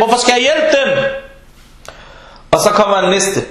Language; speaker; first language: Danish; early bilingual, other home language; Arabic